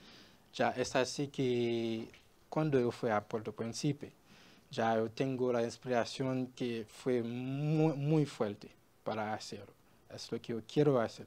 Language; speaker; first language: Spanish; non-native, learner; Haitian Creole